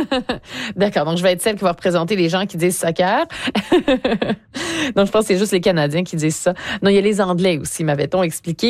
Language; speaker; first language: French; native; French